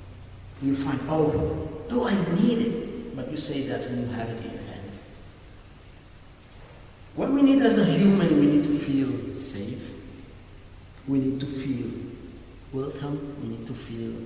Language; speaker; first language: English; non-native, learner; Arabic